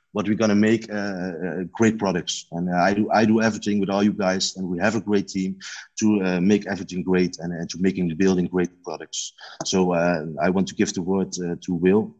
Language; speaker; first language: English; non-native, learner; Dutch